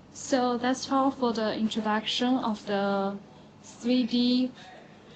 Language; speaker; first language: English; non-native, learner; Chinese